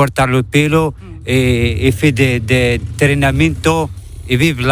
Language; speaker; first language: Spanish; non-native, learner; Arabic